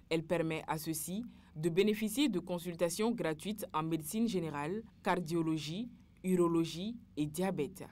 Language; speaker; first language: French; non-native, local second language; Bambara